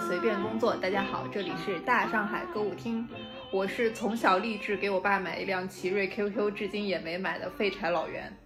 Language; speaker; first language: Chinese; native; Chinese